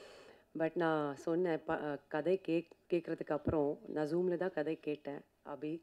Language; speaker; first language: Tamil; non-native, fluent; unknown